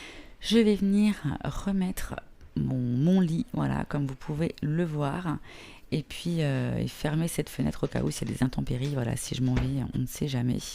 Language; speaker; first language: French; native; French